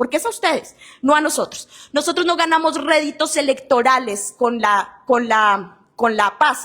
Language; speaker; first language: Spanish; native; Spanish